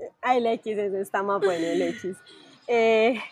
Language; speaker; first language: Spanish; native; Spanish